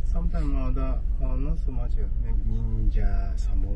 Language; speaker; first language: English; non-native, learner; Indonesian